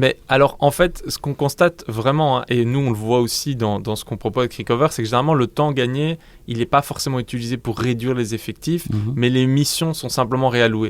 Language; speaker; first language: French; native; French